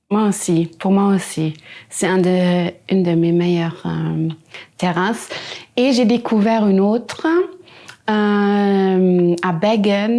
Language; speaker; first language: French; non-native, local second language; Luxembourgish